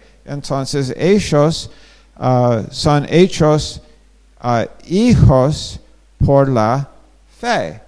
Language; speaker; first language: Spanish; non-native, fluent; English